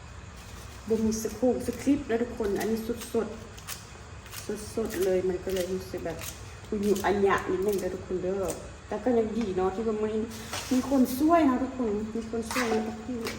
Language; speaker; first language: Thai; non-native, local second language; Lao